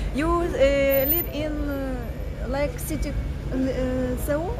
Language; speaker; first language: English; non-native, learner; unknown